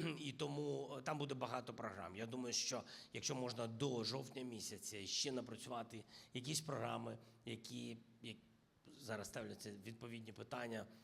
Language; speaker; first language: Ukrainian; non-native, local second language; Russian